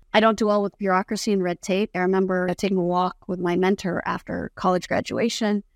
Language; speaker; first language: English; non-native, fluent; Arabic